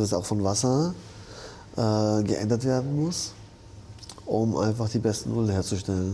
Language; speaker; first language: German; early bilingual, other home language; Japanese